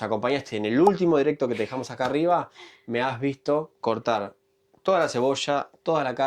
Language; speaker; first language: Spanish; native; Spanish